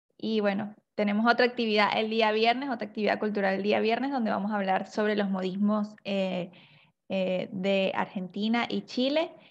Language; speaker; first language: Spanish; native; Spanish